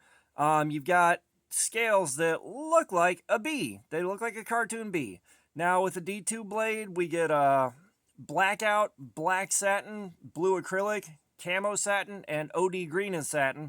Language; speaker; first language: English; native; English